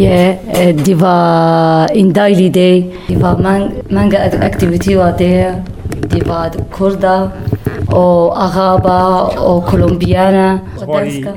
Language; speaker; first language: Danish; non-native, learner; Kurdish